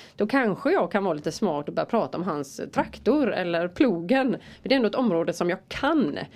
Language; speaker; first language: Swedish; native; Swedish